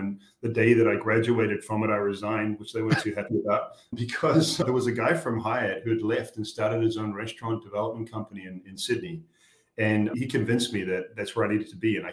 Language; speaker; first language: English; native; English